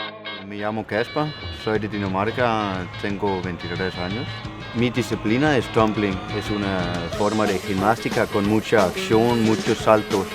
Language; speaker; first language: Spanish; non-native, fluent; Danish